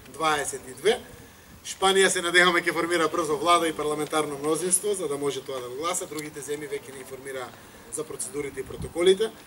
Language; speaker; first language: Macedonian; native; Macedonian